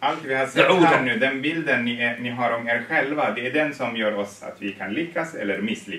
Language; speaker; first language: Swedish; non-native, fluent; Tigrinya